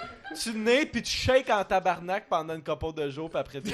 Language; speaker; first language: French; native; French